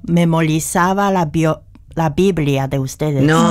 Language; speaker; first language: Spanish; non-native, fluent; Chinese